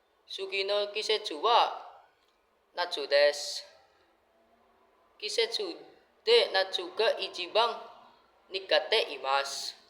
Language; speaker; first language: Japanese; non-native, learner; Indonesian